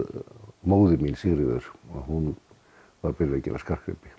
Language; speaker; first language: Icelandic; native; Icelandic